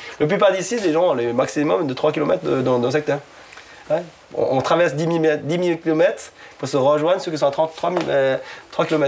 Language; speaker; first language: French; non-native, fluent; Chinese